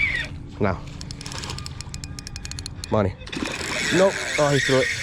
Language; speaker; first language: English; native; English